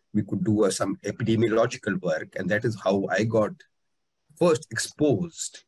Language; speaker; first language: English; non-native, local second language; Hindi